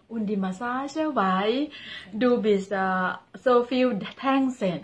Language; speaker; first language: German; non-native, learner; Thai